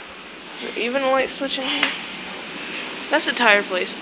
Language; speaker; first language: English; native; English